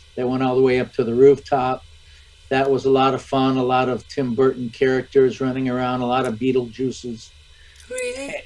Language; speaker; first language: English; native; English